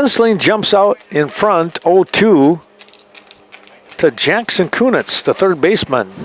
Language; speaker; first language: English; native; English